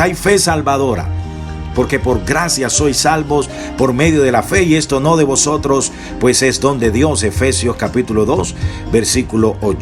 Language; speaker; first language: Spanish; native; Spanish